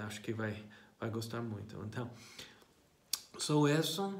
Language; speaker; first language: Portuguese; non-native, fluent; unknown